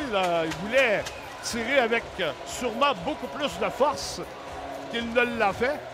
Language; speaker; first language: French; native; French